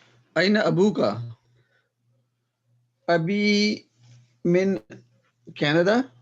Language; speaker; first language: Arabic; non-native, learner; Urdu